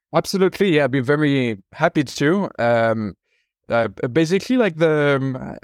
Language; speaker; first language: English; non-native, fluent; French